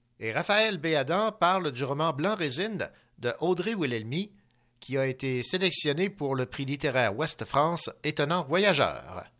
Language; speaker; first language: French; native; French